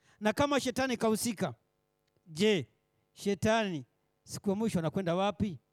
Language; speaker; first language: Swahili; native; Swahili